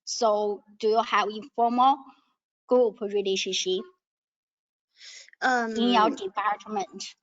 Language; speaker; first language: English; non-native, learner; Chinese